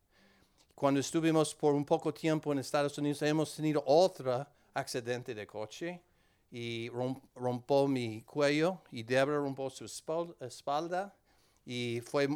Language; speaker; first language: Spanish; non-native, learner; English